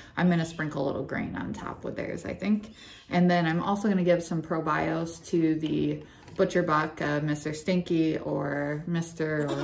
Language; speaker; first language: English; native; English